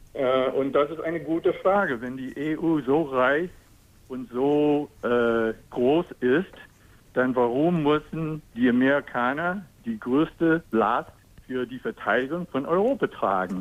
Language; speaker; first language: German; non-native, fluent; English